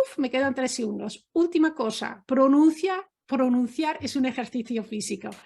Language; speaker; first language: Spanish; non-native, fluent; Dutch